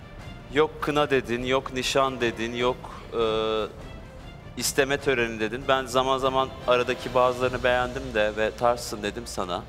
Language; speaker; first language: Turkish; native; Turkish